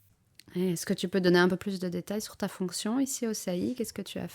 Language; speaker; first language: French; native; French